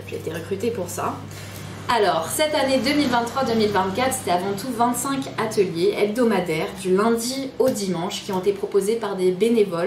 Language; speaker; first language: French; native; French